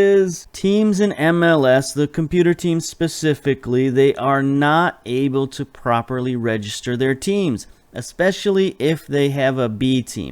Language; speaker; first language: English; native; English